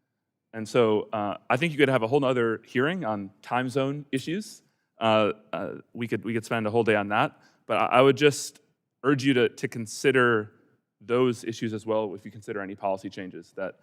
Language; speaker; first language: English; native; English